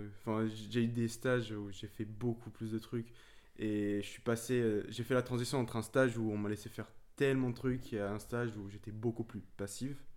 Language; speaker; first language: French; early bilingual, other home language; Arabic